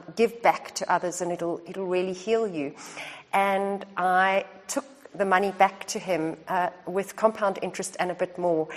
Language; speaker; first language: English; native; English